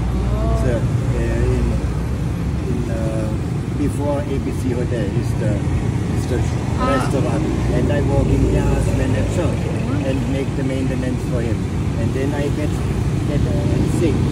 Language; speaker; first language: English; non-native, learner; German